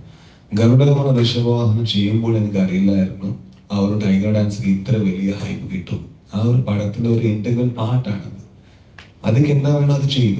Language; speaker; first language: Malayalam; non-native, learner; Kannada